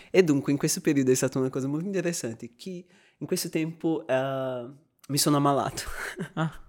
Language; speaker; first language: Italian; non-native, fluent; Portuguese